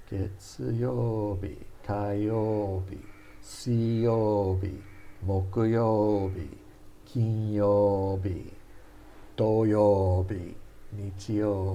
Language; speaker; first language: Japanese; non-native, fluent; English